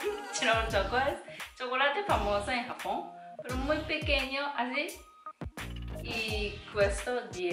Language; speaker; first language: Spanish; non-native, learner; Japanese